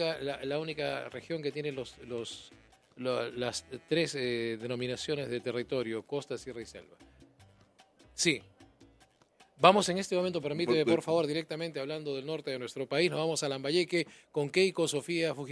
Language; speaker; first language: Spanish; native; Spanish